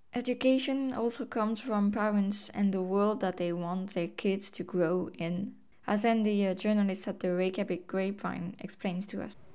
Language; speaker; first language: English; non-native, fluent; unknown